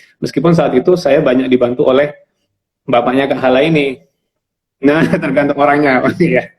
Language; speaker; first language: Indonesian; non-native, local second language; Javanese